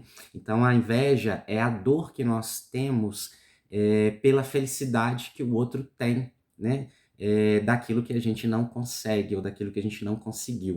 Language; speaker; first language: Portuguese; native; Portuguese